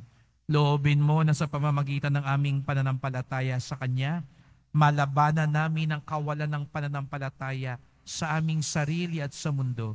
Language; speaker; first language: Filipino; native; Filipino